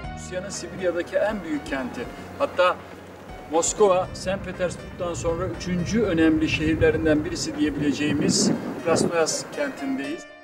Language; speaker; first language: Turkish; native; Turkish